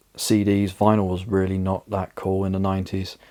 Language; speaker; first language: English; native; English